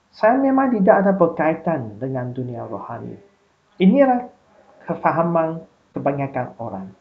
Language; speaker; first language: Malay; non-native, local second language; Chinese